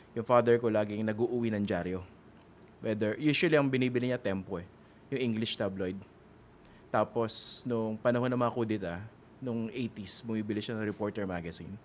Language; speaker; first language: Filipino; native; Filipino